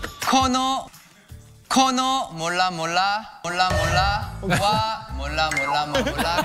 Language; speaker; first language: Korean; non-native, fluent; Thai